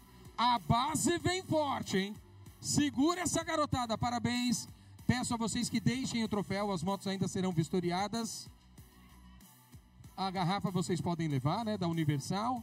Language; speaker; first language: Portuguese; native; Portuguese